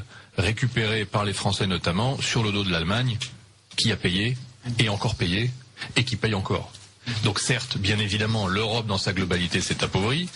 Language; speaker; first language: French; native; French